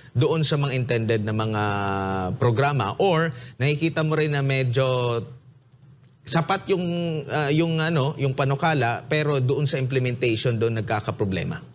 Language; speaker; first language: Filipino; native; Filipino